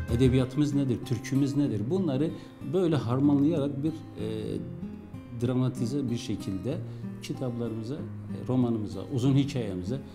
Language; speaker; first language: Turkish; early bilingual, heritage; Arabic